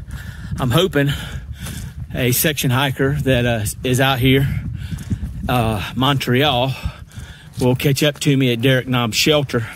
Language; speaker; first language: English; native; English